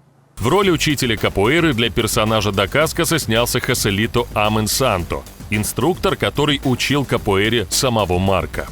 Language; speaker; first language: Russian; native; Russian